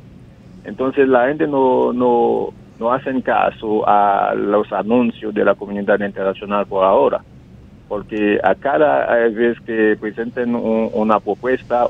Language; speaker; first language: Spanish; non-native, fluent; Haitian Creole